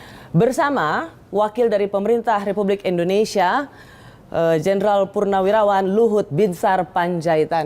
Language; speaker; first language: Indonesian; native; Indonesian